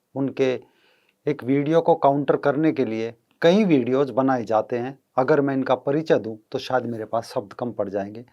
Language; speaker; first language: Hindi; native; Hindi